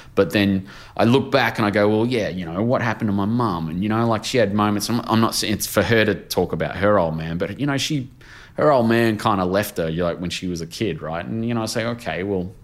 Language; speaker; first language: English; native; English